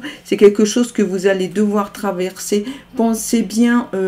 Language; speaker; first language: French; native; French